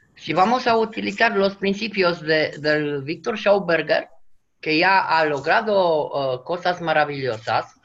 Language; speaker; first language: Spanish; non-native, fluent; Romanian